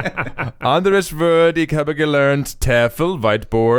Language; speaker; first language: German; non-native, learner; English